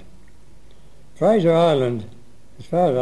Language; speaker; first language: English; native; English